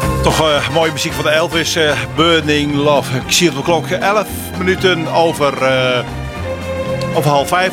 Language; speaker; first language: Dutch; native; Dutch